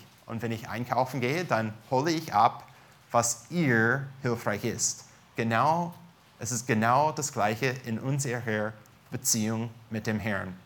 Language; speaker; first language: German; non-native, fluent; English